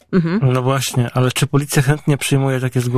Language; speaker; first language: Polish; native; Polish